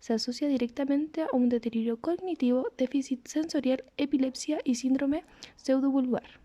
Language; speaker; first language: Spanish; native; Spanish